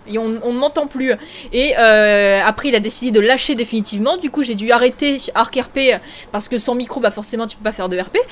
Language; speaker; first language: French; native; French